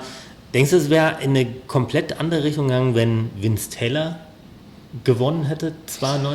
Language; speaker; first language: German; native; German